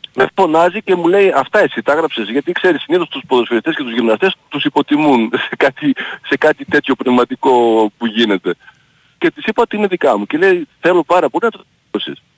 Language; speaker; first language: Greek; native; Greek